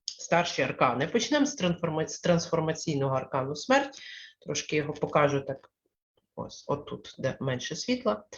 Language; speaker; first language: Ukrainian; non-native, local second language; Russian